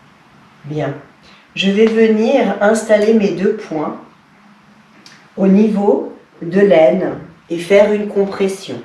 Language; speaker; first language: French; native; French